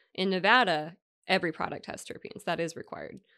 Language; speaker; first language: English; native; English